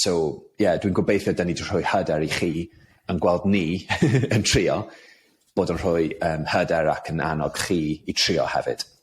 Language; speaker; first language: Welsh; non-native, fluent; English